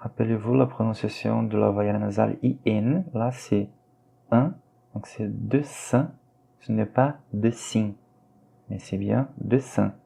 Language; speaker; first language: French; non-native, fluent; Portuguese